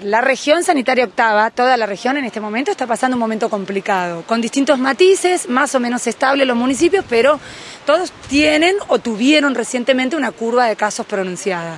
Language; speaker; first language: Spanish; native; Spanish